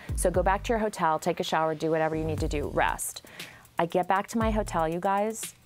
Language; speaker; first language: English; native; English